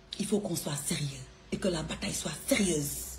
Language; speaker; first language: French; non-native, local second language; Wolof